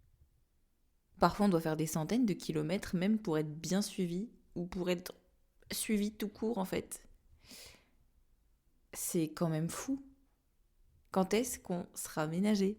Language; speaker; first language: French; native; French